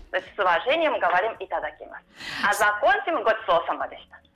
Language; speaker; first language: Russian; non-native, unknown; Japanese